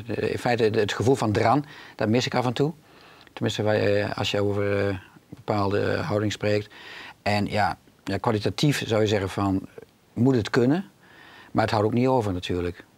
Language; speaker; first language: Dutch; native; Dutch